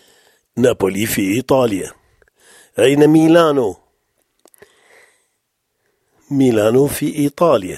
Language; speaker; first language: Arabic; non-native, fluent; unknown